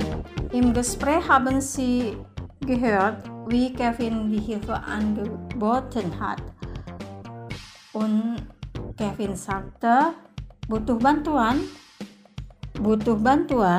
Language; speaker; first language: German; non-native, fluent; Indonesian